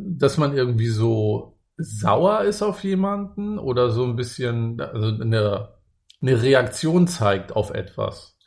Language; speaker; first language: German; native; German